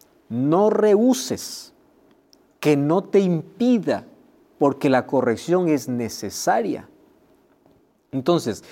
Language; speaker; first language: Spanish; native; Spanish